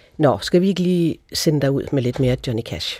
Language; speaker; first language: Danish; native; Danish